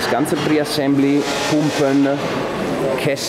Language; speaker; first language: German; non-native, fluent; Italian